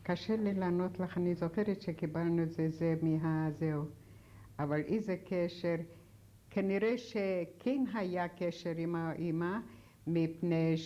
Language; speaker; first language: Hebrew; non-native, fluent; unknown